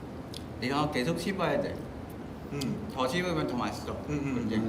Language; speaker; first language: Korean; non-native, fluent; Vietnamese